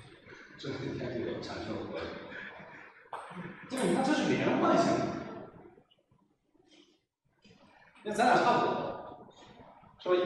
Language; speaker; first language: Chinese; native; Chinese